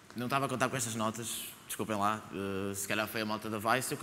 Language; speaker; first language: Portuguese; native; Portuguese